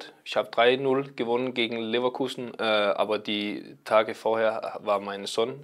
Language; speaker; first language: German; non-native, learner; Danish